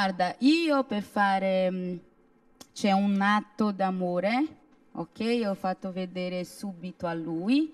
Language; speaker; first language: Italian; non-native, fluent; Portuguese